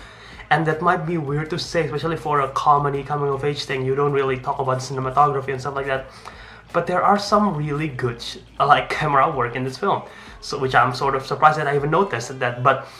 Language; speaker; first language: English; non-native, fluent; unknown